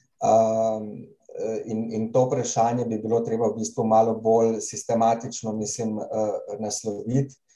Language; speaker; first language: Slovenian; native; Slovenian